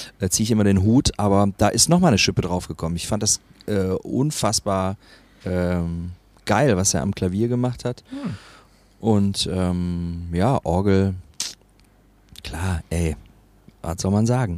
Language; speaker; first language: German; native; German